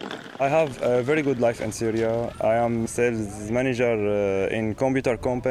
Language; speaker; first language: English; non-native, learner; Arabic